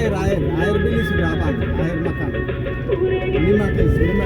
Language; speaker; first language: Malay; non-native, learner; Bangla